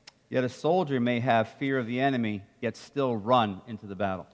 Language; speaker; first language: English; native; English